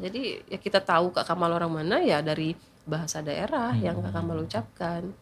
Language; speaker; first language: Indonesian; native; Indonesian